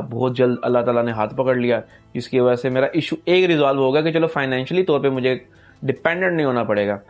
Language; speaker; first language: Urdu; non-native, local second language; Punjabi